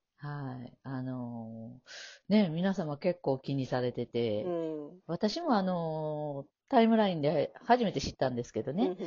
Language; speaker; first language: Japanese; native; Japanese